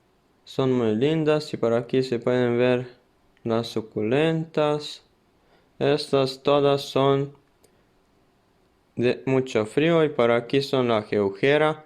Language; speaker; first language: Spanish; non-native, fluent; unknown